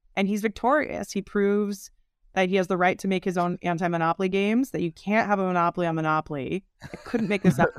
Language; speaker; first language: English; native; English